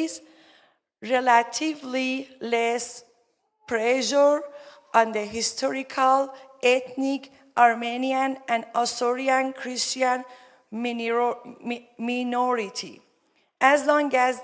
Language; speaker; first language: English; non-native, learner; Persian